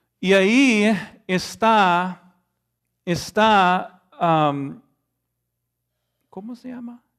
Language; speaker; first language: Spanish; non-native, fluent; English